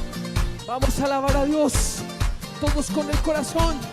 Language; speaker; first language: Spanish; native; Spanish